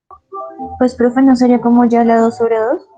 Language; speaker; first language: Spanish; native; Spanish